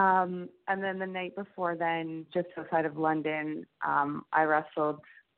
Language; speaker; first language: English; native; English